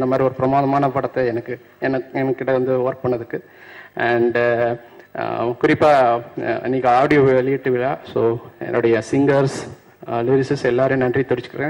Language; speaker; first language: Tamil; native; Tamil